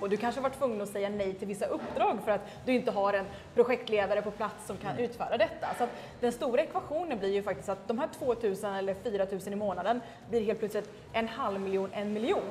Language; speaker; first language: Swedish; native; Swedish